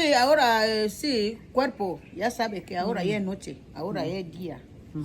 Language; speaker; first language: Spanish; non-native, learner; Filipino